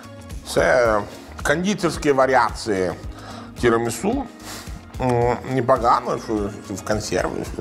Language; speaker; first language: Ukrainian; non-native, learner; Italian